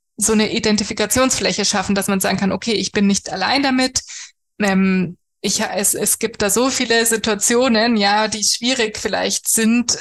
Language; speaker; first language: German; native; German